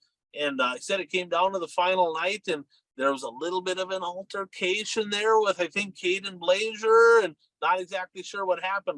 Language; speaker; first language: English; native; English